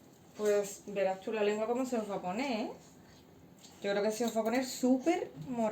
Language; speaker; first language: Spanish; native; Spanish